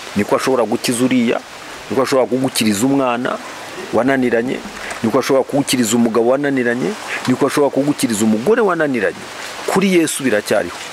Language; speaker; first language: Kinyarwanda; native; Kinyarwanda